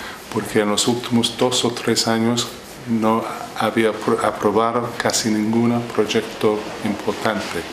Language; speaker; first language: Spanish; non-native, fluent; English